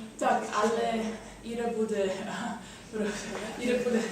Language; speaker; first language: Ukrainian; non-native, learner; English